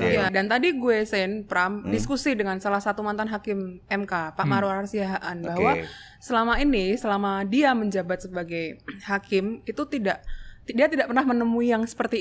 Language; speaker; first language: Indonesian; native; Indonesian